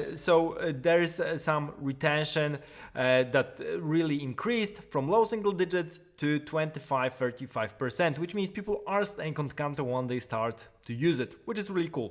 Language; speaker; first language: English; non-native, fluent; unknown